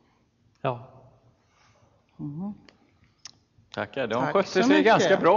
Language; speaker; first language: Swedish; native; Swedish